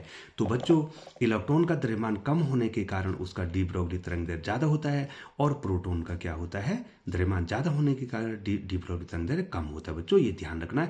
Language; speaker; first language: Hindi; native; Hindi